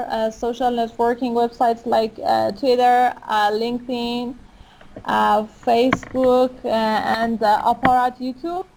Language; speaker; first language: English; non-native, fluent; Persian